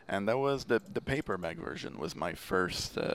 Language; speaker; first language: English; non-native, fluent; French